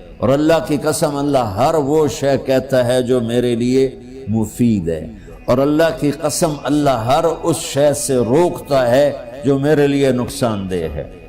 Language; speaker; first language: Urdu; non-native, local second language; Punjabi